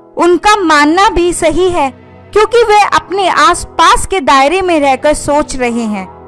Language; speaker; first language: Hindi; native; Hindi